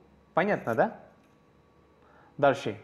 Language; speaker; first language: Russian; non-native, learner; Javanese